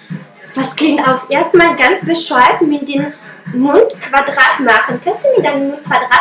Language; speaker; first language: German; non-native, fluent; Russian